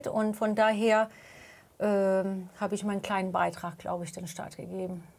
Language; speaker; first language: German; non-native, fluent; English